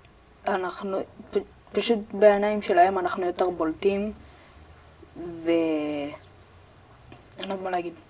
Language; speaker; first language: Hebrew; early bilingual, other home language; Amharic